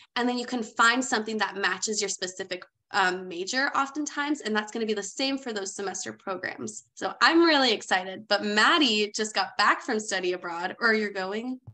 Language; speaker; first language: English; native; English